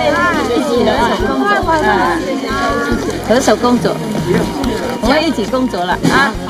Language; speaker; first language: Chinese; non-native, fluent; Vietnamese